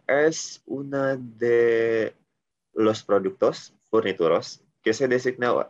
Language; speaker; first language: Spanish; non-native, learner; Indonesian